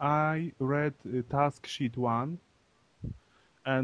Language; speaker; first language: English; non-native, learner; Polish